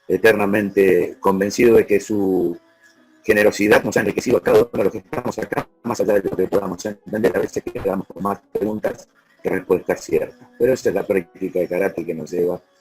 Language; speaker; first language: Spanish; native; Spanish